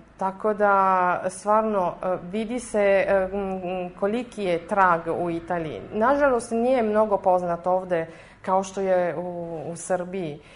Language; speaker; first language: Serbian; non-native, fluent; Italian